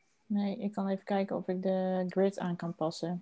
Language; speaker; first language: Dutch; native; Dutch